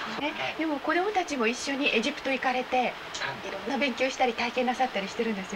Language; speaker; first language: Japanese; native; Japanese